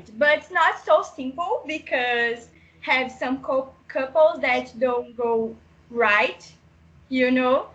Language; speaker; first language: English; non-native, learner; Portuguese